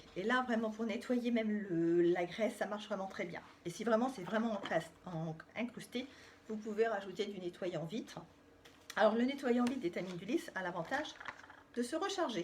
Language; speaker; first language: French; native; French